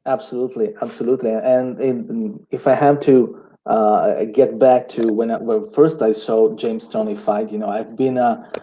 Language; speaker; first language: English; non-native, fluent; Italian